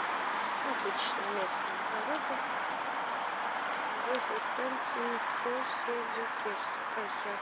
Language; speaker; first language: Russian; native; Russian